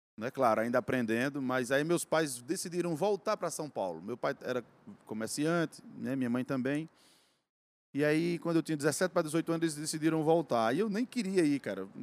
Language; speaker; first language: Portuguese; native; Portuguese